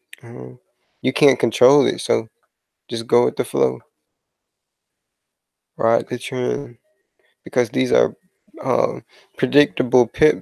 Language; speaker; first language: English; native; English